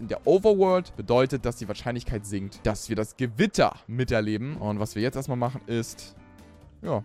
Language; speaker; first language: German; native; German